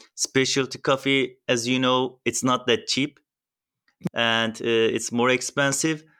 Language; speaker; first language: English; non-native, fluent; Turkish